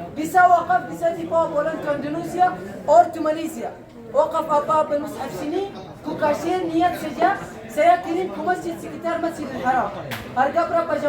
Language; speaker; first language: Indonesian; non-native, learner; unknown